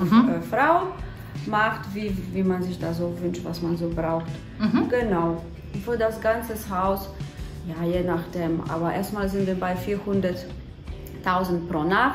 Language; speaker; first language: German; non-native, fluent; Polish